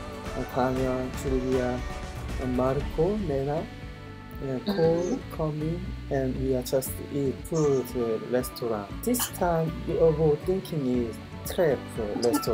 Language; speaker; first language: English; non-native, learner; Korean